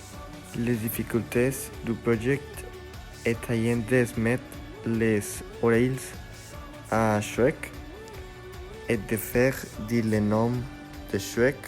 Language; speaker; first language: French; non-native, learner; Spanish